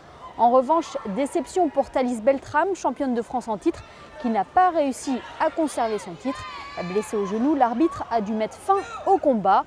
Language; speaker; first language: French; native; French